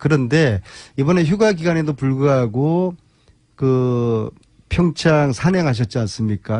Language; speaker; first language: Korean; native; Korean